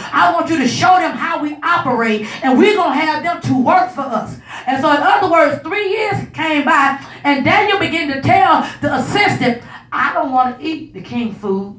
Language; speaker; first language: English; native; English